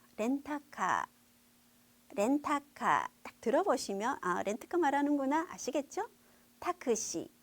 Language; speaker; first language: Korean; native; Korean